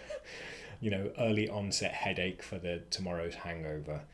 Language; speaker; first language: English; native; English